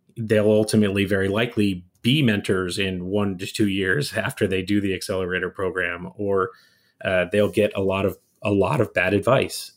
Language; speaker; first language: English; native; English